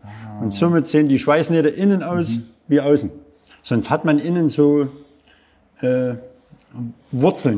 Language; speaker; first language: German; native; German